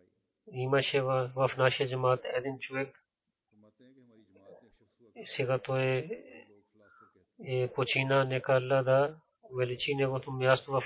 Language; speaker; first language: Bulgarian; non-native, learner; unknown